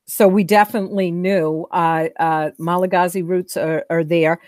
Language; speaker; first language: English; native; English